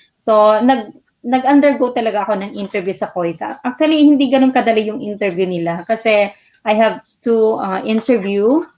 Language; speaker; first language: Filipino; non-native, local second language; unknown